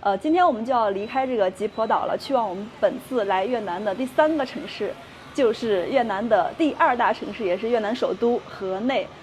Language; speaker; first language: Chinese; native; Chinese